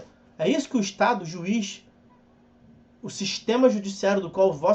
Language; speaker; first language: Portuguese; native; Portuguese